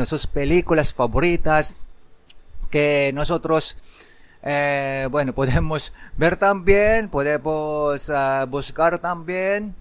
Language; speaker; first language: Spanish; non-native, learner; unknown